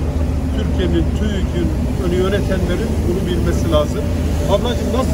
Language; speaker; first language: Turkish; native; Turkish